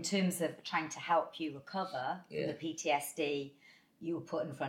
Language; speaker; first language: English; native; English